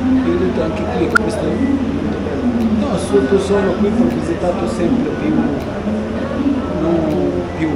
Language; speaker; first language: Italian; non-native, learner; Arabic